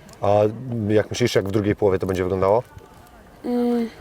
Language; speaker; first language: Polish; native; Polish